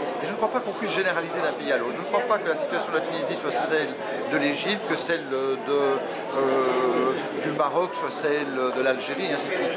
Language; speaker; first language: French; native; French